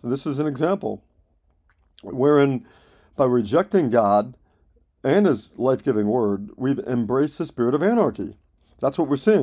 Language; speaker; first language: English; native; English